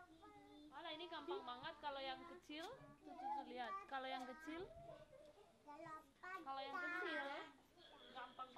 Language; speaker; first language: Indonesian; non-native, fluent; English